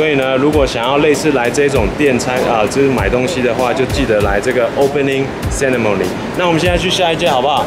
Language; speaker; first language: Chinese; native; Chinese